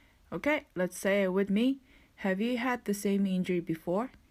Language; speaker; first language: English; non-native, fluent; Japanese